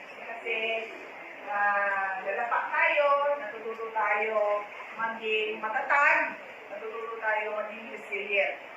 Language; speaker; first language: Filipino; non-native, local second language; Bikol